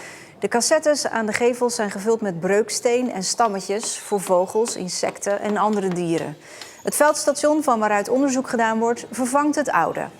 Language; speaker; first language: Dutch; native; Dutch